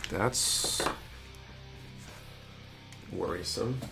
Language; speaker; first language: English; native; English